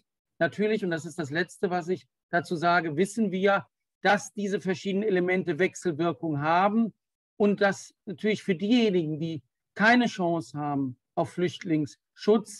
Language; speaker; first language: German; native; German